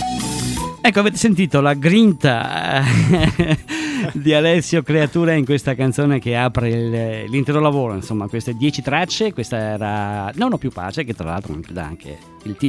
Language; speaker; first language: Italian; native; Italian